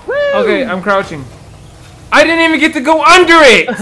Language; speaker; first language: English; native; English